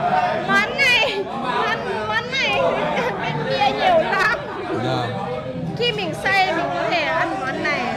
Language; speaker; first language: Vietnamese; non-native, fluent; Lao